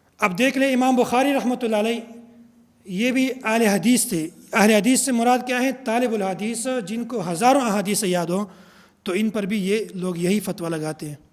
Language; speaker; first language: Urdu; non-native, local second language; Pashto